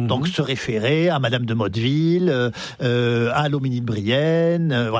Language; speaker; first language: French; native; French